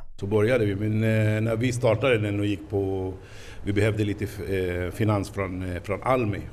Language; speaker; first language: Swedish; non-native, fluent; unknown